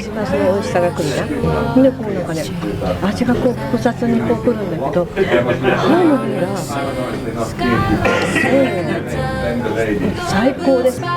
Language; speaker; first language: Japanese; native; Japanese